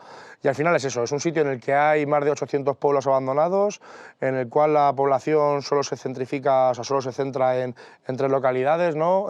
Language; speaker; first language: Spanish; native; Spanish